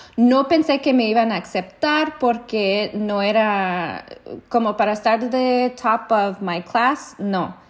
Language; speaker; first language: Spanish; early bilingual, heritage; Spanish